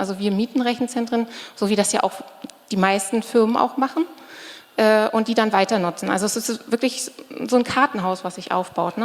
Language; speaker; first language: German; native; German